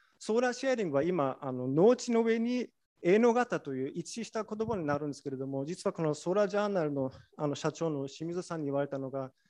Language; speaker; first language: Japanese; non-native, fluent; German